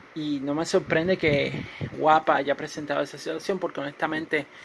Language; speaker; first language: Spanish; native; Spanish